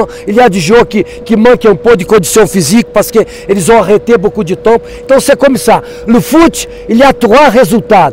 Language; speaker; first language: French; non-native, fluent; Portuguese